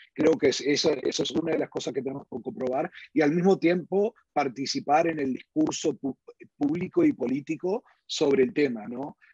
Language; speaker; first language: Spanish; early bilingual, heritage; Spanish